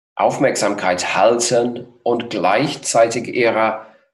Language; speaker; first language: German; non-native, fluent; English